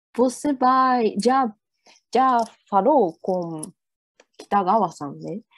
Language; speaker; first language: Portuguese; non-native, learner; Japanese